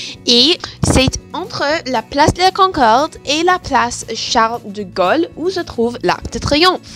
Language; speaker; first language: French; non-native, learner; English